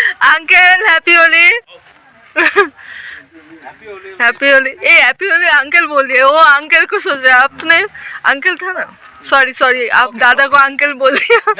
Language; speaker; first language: Hindi; non-native, local second language; Bangla